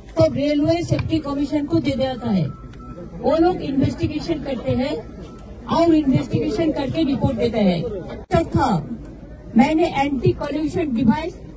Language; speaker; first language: Hindi; non-native, local second language; Bangla